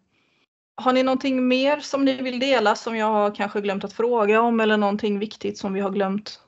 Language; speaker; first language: Swedish; native; Swedish